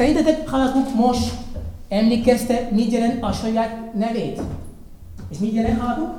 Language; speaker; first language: Hungarian; non-native, learner; Spanish